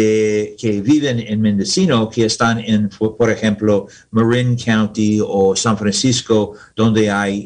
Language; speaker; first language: Spanish; non-native, learner; English